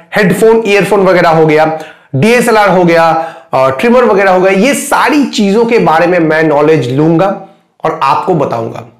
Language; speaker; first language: Hindi; non-native, local second language; Bangla